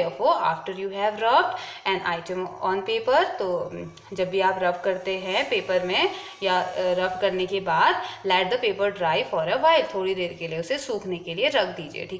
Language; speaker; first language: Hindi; native; Hindi